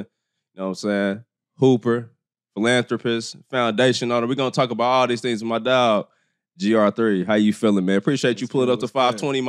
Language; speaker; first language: English; native; English